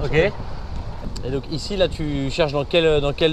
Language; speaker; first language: French; native; French